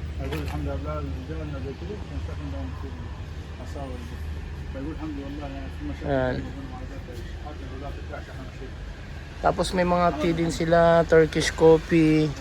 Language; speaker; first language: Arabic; non-native, learner; Filipino